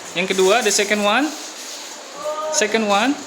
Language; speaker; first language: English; non-native, fluent; Indonesian